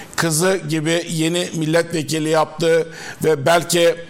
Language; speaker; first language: Turkish; native; Turkish